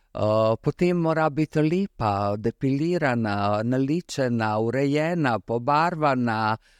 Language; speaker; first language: Slovenian; early bilingual, other home language; Serbian